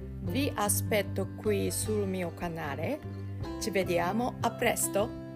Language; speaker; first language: Italian; non-native, fluent; Japanese